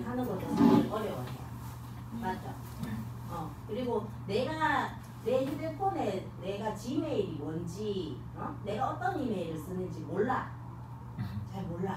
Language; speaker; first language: Korean; native; Korean